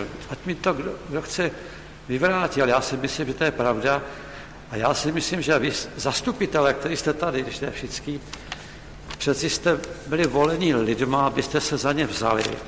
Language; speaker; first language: Czech; native; Czech